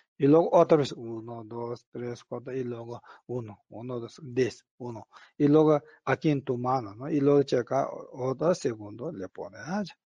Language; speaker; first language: Spanish; non-native, learner; Tibetan